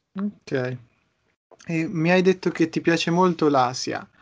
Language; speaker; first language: Italian; native; Italian